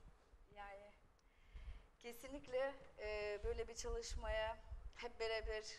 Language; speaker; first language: Turkish; non-native, fluent; Russian